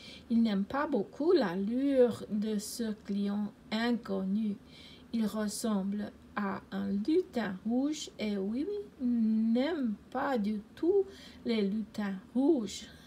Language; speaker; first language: French; non-native, learner; English